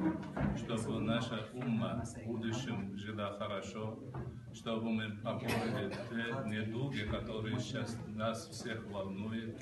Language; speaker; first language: Russian; non-native, local second language; Uzbek